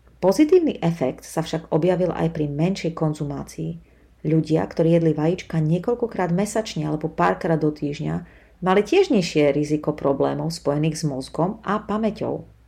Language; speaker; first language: Slovak; native; Slovak